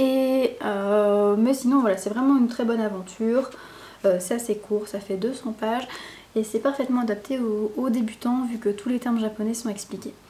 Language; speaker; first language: French; native; French